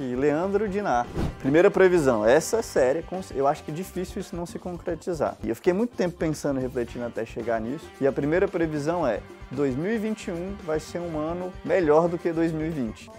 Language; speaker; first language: Portuguese; native; Portuguese